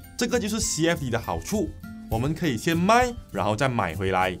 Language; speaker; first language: Chinese; native; Chinese